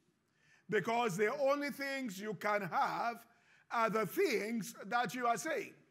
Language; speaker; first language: English; non-native, local second language; Yoruba